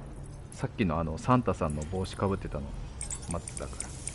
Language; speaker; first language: Japanese; native; Japanese